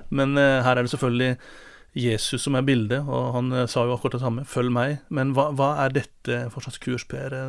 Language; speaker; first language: Norwegian; native; Norwegian